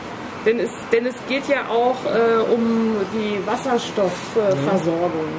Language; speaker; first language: German; native; German